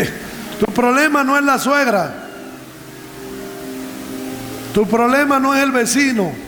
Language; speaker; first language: Spanish; native; Spanish